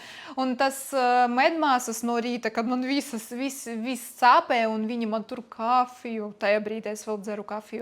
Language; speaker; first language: Latvian; non-native, local second language; Russian